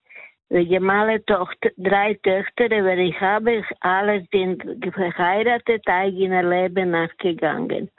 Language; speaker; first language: German; non-native, learner; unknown